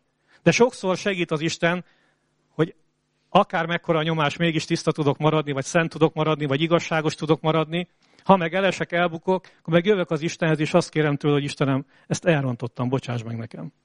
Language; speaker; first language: Hungarian; native; Hungarian